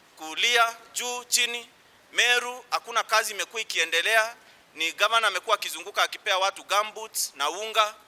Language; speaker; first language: Swahili; non-native, local second language; Meru